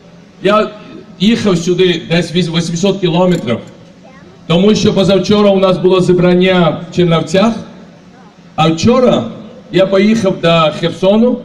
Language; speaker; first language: Ukrainian; non-native, fluent; Georgian